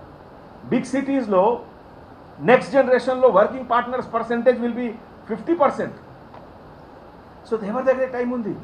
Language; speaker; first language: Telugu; non-native, fluent; Hindi